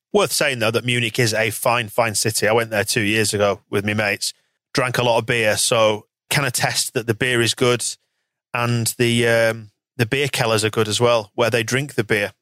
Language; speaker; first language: English; native; English